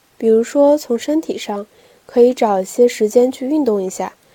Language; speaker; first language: Chinese; native; Chinese